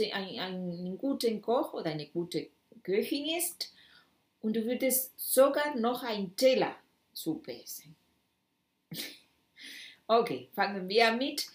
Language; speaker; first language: German; non-native, fluent; Spanish